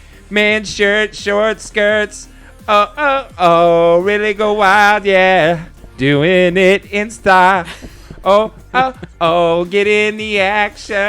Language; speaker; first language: English; native; English